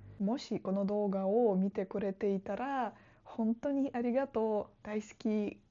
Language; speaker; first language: Japanese; non-native, fluent; Russian